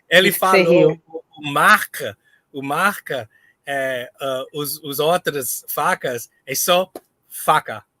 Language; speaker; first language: Portuguese; non-native, learner; English